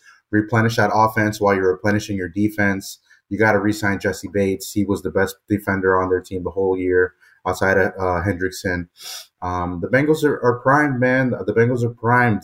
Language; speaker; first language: English; native; English